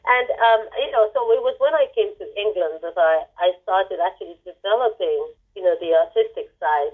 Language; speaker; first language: English; non-native, local second language; Igbo